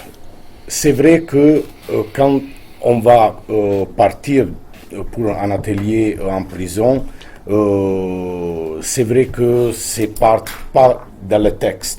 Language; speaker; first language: French; non-native, fluent; Italian